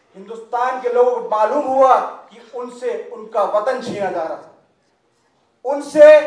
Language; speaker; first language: Hindi; native; Hindi